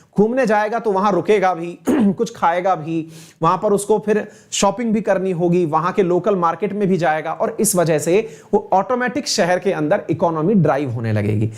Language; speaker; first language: Hindi; native; Hindi